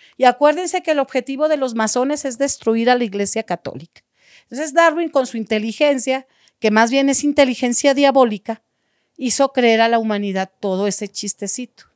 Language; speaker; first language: Spanish; native; Spanish